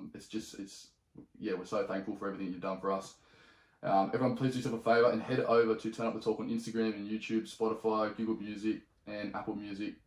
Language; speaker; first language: English; native; English